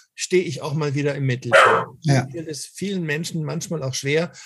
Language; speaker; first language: German; native; German